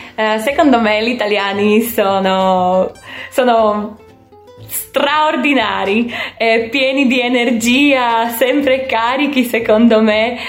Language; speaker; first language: Italian; non-native, fluent; Slovak